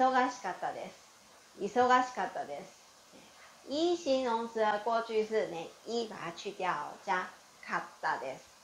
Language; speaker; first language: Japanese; non-native, fluent; Chinese